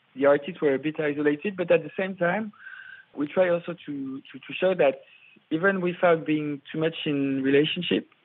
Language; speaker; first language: English; non-native, fluent; French